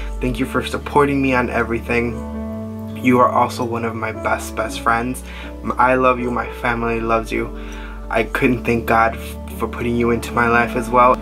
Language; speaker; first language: English; early bilingual, other home language; Spanish